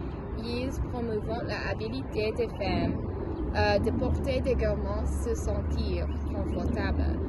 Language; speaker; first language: French; non-native, learner; English